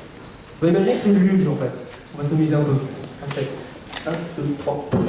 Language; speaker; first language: French; native; French